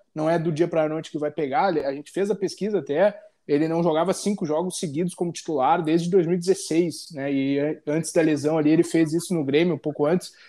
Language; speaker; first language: Portuguese; native; Portuguese